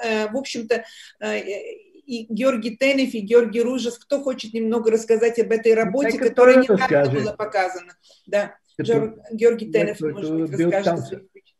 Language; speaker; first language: Russian; non-native, fluent; Bulgarian